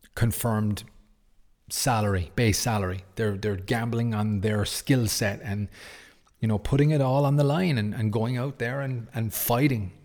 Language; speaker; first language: English; native; English